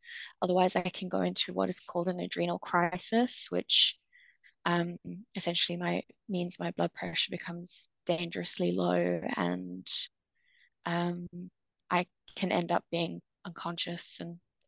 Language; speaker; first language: English; native; English